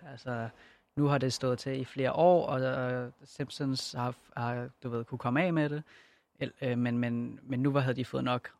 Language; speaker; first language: Danish; native; Danish